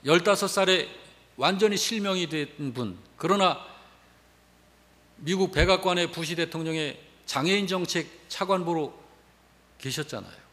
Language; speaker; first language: Korean; native; Korean